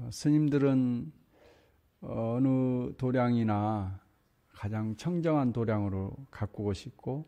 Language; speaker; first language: Korean; native; Korean